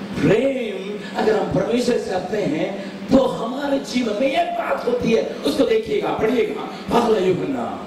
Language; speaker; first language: Hindi; non-native, local second language; Tamil